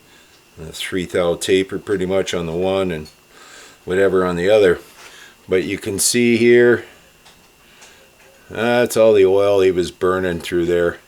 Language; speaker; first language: English; native; English